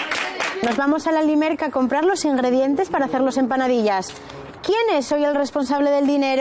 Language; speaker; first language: Spanish; native; Spanish